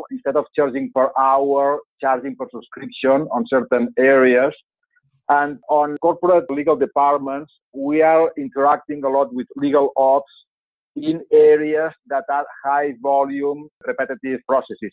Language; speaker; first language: English; non-native, fluent; Spanish